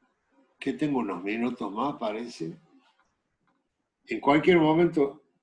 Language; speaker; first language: Spanish; native; Spanish